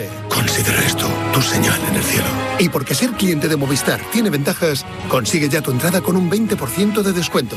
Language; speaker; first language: Spanish; native; Spanish